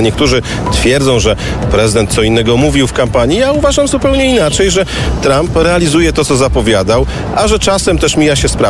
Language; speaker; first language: Polish; native; Polish